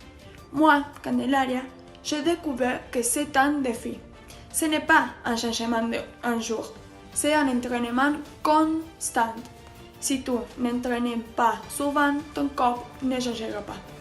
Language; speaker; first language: French; non-native, learner; Spanish